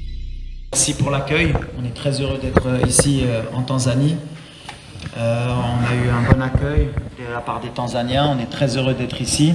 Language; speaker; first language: French; non-native, local second language; Arabic